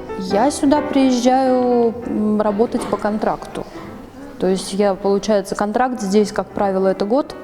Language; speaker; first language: Russian; native; Russian